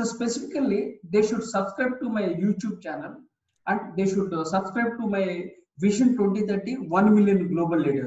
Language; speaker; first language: English; non-native, local second language; Telugu